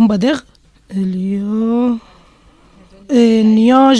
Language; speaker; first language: French; non-native, learner; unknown